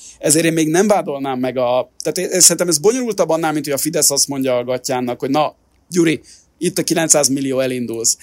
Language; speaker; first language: Hungarian; native; Hungarian